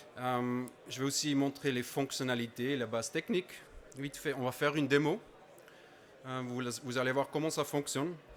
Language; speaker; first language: French; non-native, local second language; German